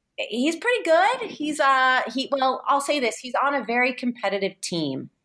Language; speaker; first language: English; native; English